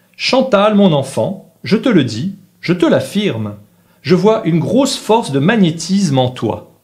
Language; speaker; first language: French; native; French